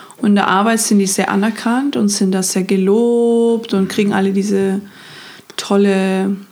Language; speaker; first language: German; non-native, fluent; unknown